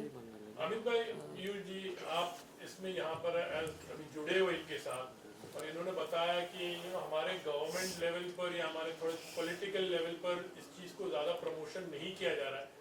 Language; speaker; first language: Hindi; native; Hindi